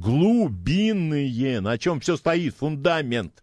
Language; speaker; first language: Russian; native; Russian